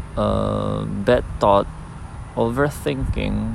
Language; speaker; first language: English; non-native, fluent; Indonesian